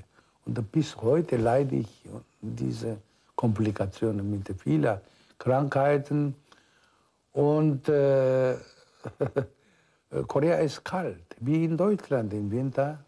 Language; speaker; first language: German; non-native, fluent; Korean